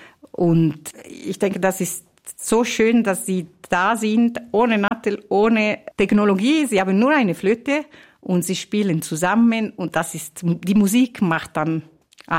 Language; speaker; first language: German; non-native, fluent; Italian